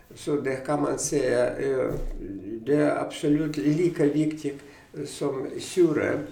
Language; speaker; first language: Swedish; non-native, fluent; Russian